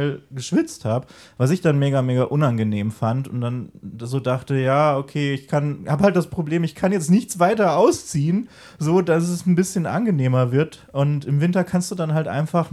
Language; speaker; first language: German; native; German